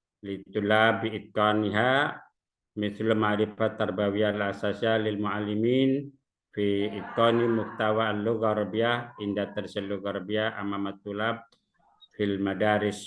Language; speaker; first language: Arabic; non-native, learner; Indonesian